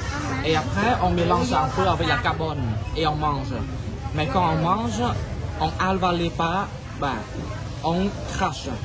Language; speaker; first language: French; non-native, fluent; Khmer